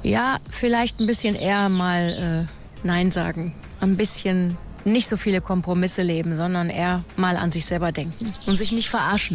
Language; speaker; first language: German; native; German